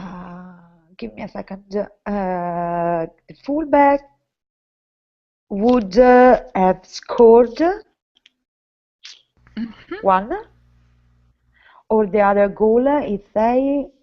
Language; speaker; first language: English; non-native, learner; Italian